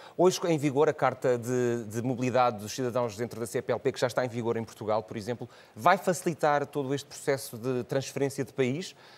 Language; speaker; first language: Portuguese; native; Portuguese